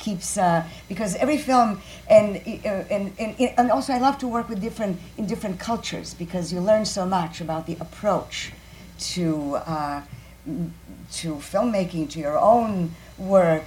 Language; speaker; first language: English; non-native, fluent; Croatian